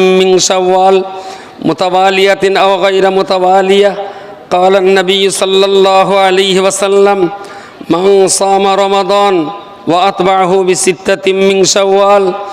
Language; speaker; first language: Arabic; non-native, fluent; Bangla